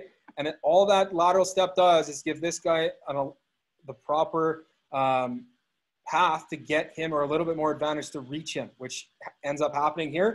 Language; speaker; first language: English; native; English